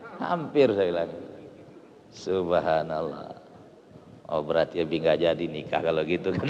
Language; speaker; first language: Indonesian; non-native, local second language; Sasak